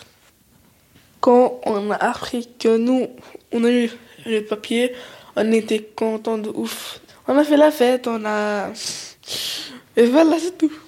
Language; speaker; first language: French; early bilingual, other home language; Arabic